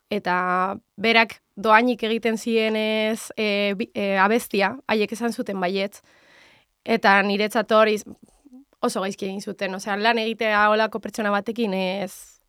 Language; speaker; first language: Basque; non-native, local second language; Spanish